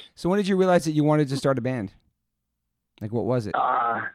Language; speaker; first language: English; native; English